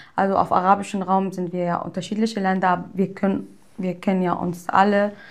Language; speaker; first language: German; early bilingual, other home language; Arabic